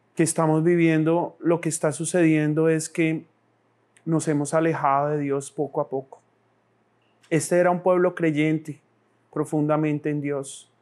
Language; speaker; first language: Spanish; native; Spanish